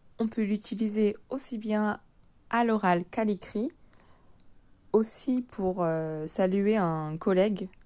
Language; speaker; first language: French; native; French